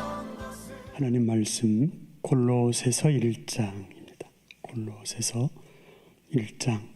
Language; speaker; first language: Korean; native; Korean